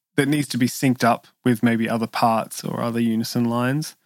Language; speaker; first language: English; native; English